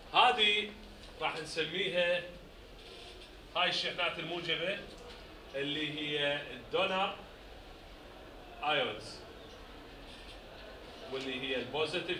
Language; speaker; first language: Arabic; native; Arabic